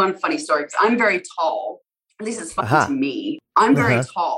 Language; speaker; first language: English; native; English